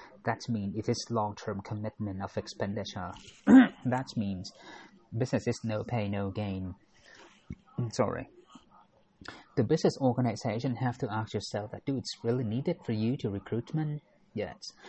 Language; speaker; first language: English; non-native, fluent; Thai